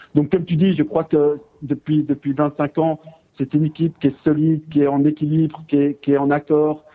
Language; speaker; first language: French; non-native, fluent; English